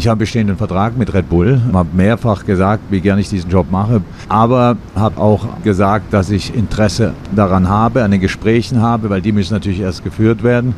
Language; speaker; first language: German; native; German